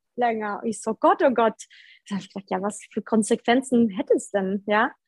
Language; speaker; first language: German; early bilingual, other home language; Polish